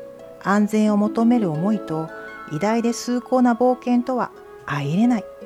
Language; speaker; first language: Japanese; native; Japanese